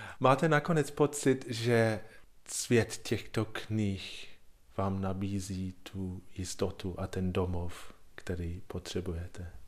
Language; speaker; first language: Czech; non-native, fluent; English